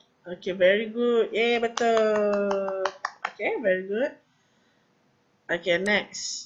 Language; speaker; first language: English; non-native, local second language; Malay